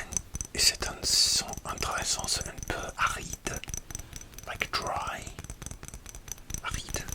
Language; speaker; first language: French; non-native, learner; English